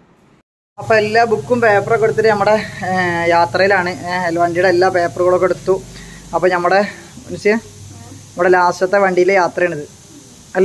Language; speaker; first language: Malayalam; native; Malayalam